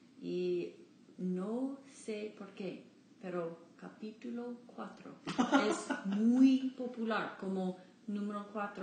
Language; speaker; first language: Spanish; non-native, learner; English